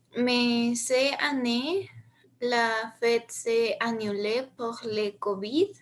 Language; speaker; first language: French; non-native, learner; Spanish